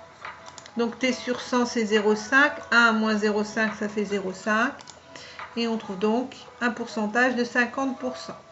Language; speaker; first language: French; native; French